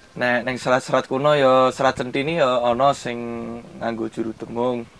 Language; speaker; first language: Javanese; non-native, local second language; Indonesian